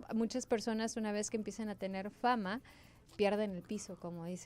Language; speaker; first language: Spanish; native; Spanish